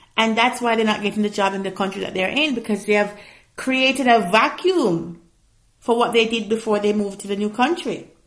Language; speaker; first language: English; native; English